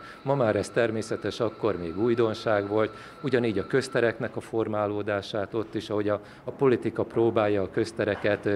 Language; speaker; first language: Hungarian; native; Hungarian